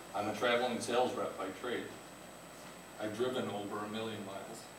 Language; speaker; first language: English; native; English